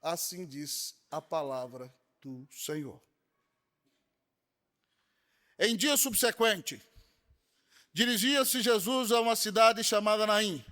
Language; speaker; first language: Portuguese; native; Portuguese